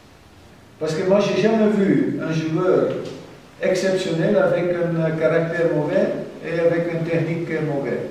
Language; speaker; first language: French; non-native, fluent; German